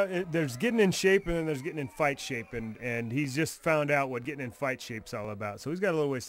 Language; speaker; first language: English; native; English